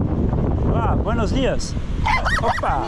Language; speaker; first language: Spanish; non-native, learner; Portuguese